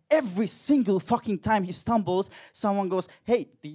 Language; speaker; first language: English; non-native, fluent; Hungarian